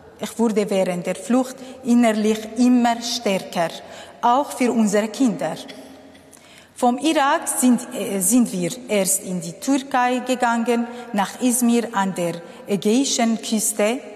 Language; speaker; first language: German; non-native, fluent; Kurdish